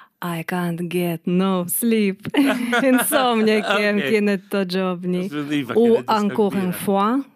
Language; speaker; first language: Maltese; non-native, fluent; Russian